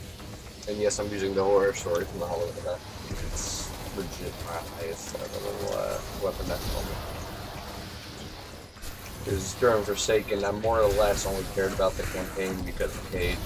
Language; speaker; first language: English; native; English